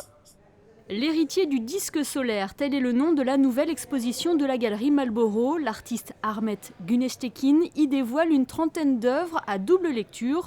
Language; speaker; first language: French; native; French